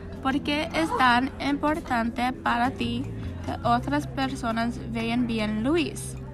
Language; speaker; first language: Spanish; non-native, learner; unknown